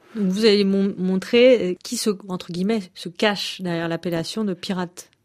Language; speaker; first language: French; native; French